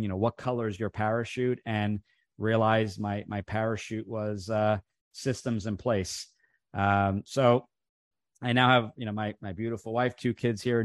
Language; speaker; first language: English; early bilingual, other home language; Italian